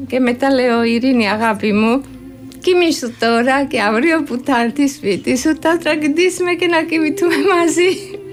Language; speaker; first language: Greek; non-native, learner; Georgian